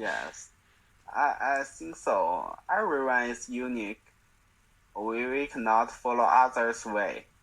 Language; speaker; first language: English; non-native, learner; Chinese